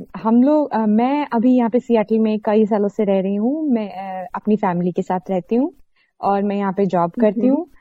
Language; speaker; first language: Hindi; non-native, local second language; Malayalam